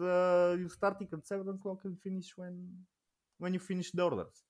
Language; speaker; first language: English; non-native, learner; Bulgarian